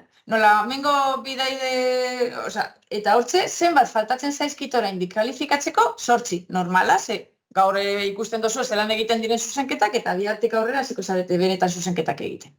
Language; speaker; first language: Basque; native; Basque